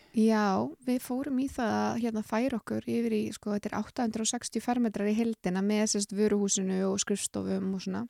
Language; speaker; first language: Icelandic; native; Icelandic